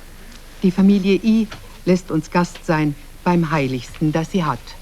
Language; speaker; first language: German; native; German